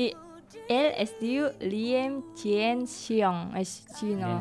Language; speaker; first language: Catalan; non-native, learner; Indonesian